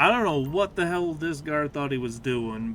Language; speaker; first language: English; native; English